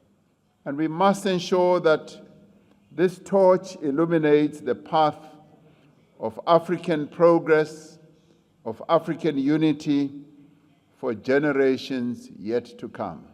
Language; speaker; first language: English; non-native, local second language; Venda